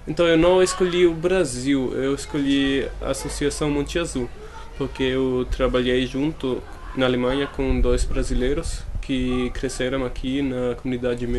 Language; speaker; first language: Portuguese; non-native, fluent; German